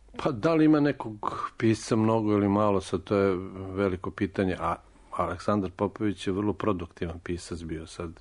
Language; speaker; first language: Serbian; native; Serbian